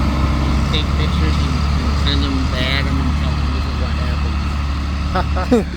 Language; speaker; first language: English; native; English